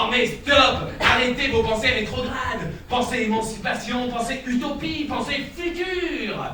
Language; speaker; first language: French; native; French